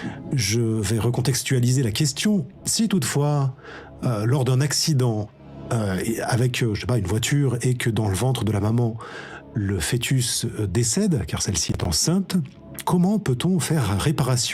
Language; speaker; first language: French; native; French